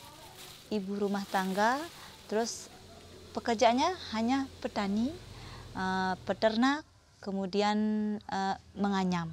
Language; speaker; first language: Indonesian; non-native, local second language; Balinese